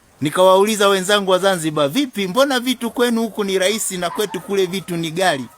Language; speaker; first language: Swahili; native; Swahili